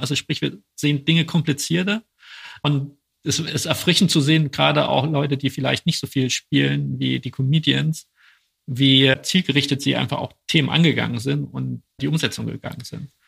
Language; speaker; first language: German; native; German